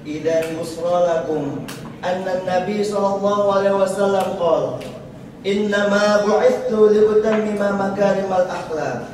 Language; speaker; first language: Arabic; non-native, learner; Indonesian